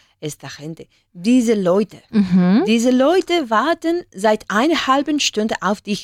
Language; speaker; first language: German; non-native, learner; Spanish